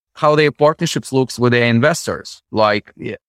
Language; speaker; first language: English; non-native, fluent; Russian